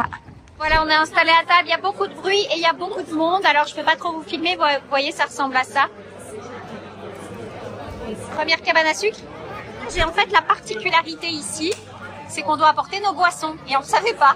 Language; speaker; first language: French; native; French